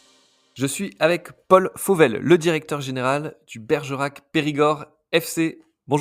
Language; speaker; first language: French; native; French